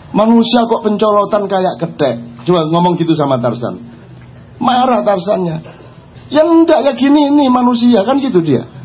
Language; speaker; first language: Indonesian; non-native, local second language; Javanese